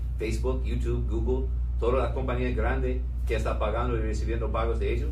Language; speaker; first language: Spanish; non-native, fluent; English